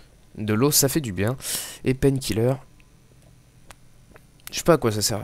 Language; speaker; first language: French; native; French